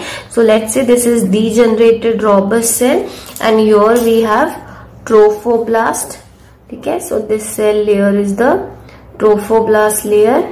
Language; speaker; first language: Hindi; native; Hindi